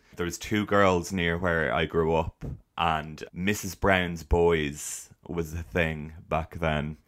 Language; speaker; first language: English; native; English